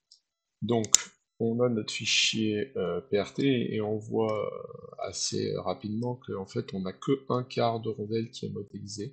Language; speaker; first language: French; native; French